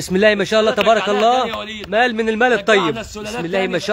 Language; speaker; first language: Arabic; native; Arabic